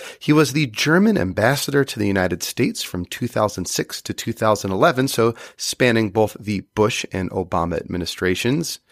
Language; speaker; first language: English; native; English